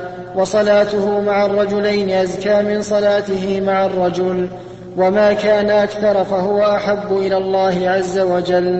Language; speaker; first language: Arabic; native; Arabic